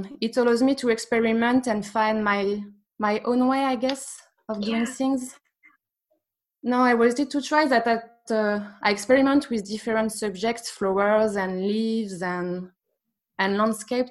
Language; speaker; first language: English; non-native, fluent; French